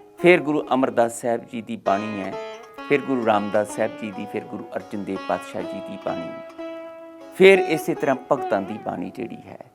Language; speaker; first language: Punjabi; native; Punjabi